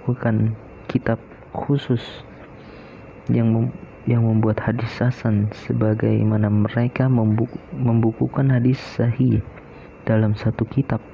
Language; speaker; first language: Indonesian; native; Indonesian